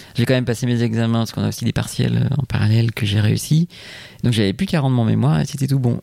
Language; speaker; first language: French; native; French